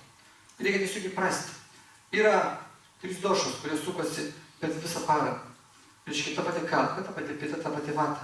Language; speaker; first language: Lithuanian; native; Lithuanian